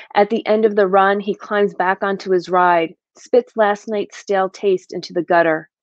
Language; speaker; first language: English; native; English